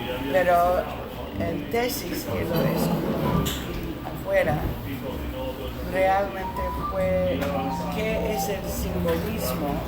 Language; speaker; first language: Spanish; non-native, learner; English